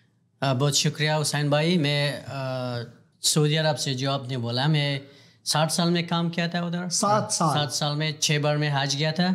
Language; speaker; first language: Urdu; non-native, learner; Pashto